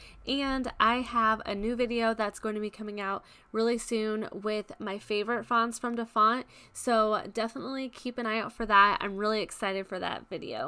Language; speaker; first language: English; native; English